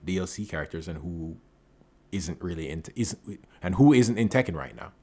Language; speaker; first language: English; native; English